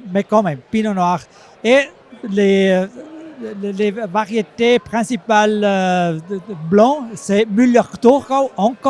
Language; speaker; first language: French; non-native, local second language; German